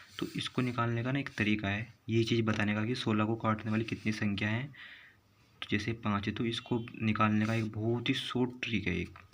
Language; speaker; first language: Hindi; native; Hindi